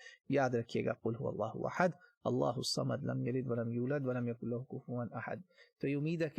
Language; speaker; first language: Urdu; native; Urdu